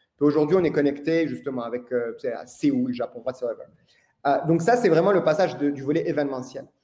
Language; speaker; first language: French; non-native, local second language; Arabic